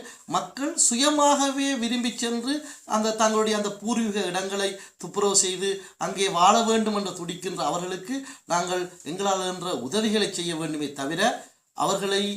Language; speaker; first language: Tamil; native; Tamil